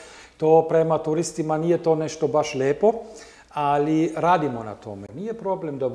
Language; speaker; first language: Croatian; non-native, learner; German